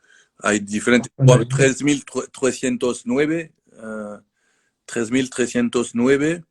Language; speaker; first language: Spanish; non-native, learner; French